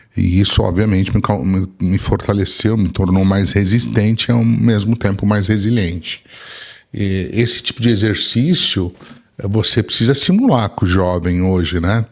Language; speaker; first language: Portuguese; early bilingual, other home language; Arabic